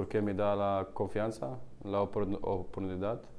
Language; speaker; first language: Portuguese; non-native, learner; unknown